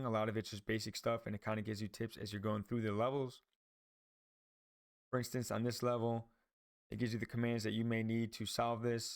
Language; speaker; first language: English; native; English